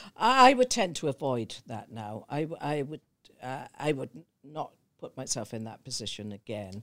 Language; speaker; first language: English; native; English